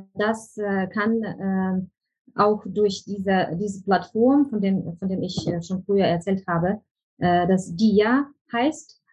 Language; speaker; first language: German; non-native, fluent; Ukrainian